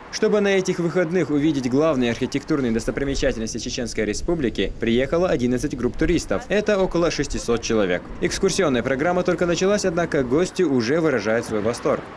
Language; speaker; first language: Russian; non-native, local second language; Chechen